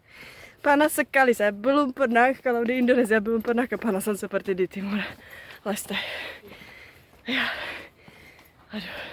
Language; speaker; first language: Indonesian; non-native, fluent; Czech